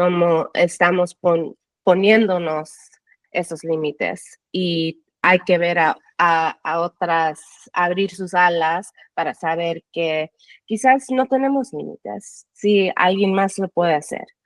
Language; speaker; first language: Spanish; early bilingual, heritage; English